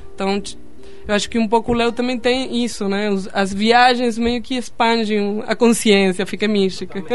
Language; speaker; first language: Portuguese; non-native, fluent; Spanish